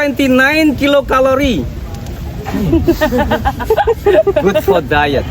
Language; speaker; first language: English; non-native, learner; Indonesian